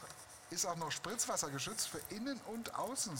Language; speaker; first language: German; native; German